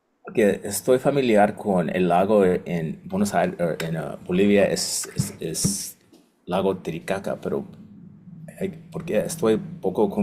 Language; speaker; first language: Spanish; non-native, learner; English